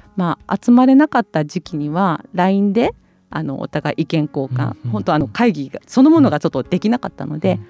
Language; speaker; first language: Japanese; native; Japanese